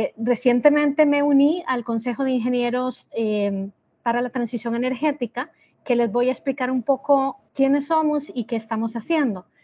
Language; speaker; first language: Spanish; native; Spanish